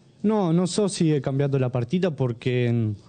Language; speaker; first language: Italian; non-native, learner; Spanish